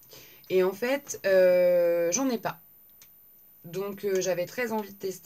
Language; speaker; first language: French; native; French